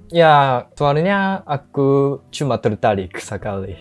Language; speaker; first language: Indonesian; non-native, learner; Japanese